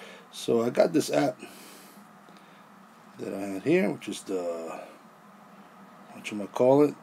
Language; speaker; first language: English; native; English